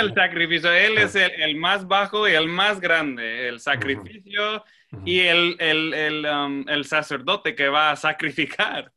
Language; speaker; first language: Spanish; non-native, fluent; English